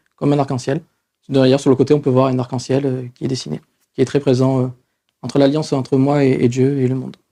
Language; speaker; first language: French; native; French